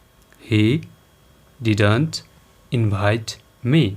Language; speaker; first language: English; non-native, local second language; Nepali